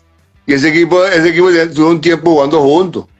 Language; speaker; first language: Spanish; native; Spanish